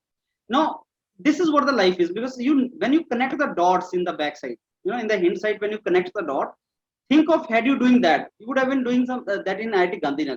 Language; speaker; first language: English; non-native, local second language; Hindi